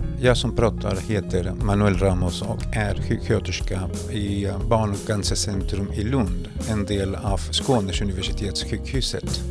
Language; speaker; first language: Swedish; non-native, fluent; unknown